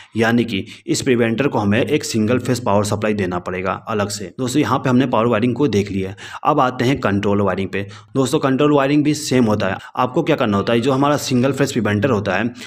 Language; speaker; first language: Hindi; native; Hindi